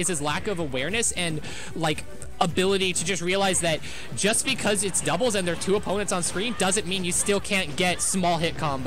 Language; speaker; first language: English; native; English